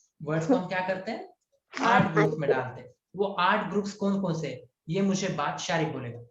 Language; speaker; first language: Hindi; non-native, local second language; Marathi